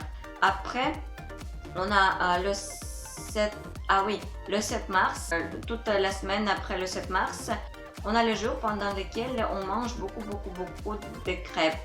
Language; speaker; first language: French; non-native, fluent; Russian